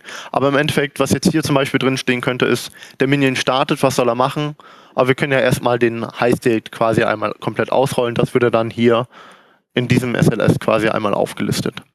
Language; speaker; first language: German; native; German